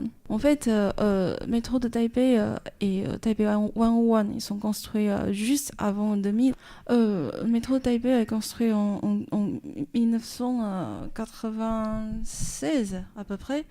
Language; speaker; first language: French; non-native, fluent; Chinese